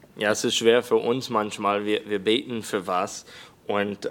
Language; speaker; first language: German; non-native, learner; English